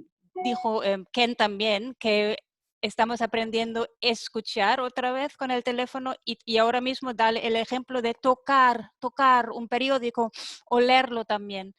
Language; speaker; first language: Spanish; non-native, fluent; German